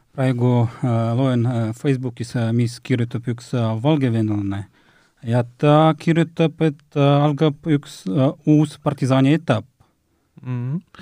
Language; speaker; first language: Estonian; non-native, local second language; Russian